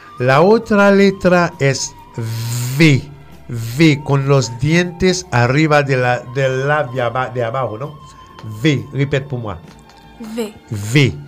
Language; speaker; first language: Spanish; non-native, fluent; French